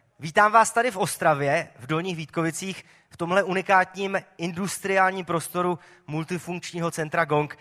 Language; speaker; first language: Czech; native; Czech